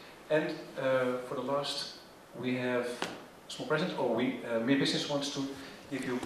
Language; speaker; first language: English; non-native, fluent; Dutch